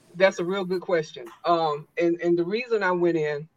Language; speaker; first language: English; native; English